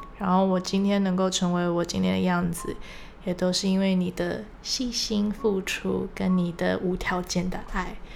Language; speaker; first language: Chinese; early bilingual, heritage; Chinese